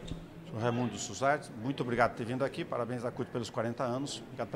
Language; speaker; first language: Portuguese; native; Portuguese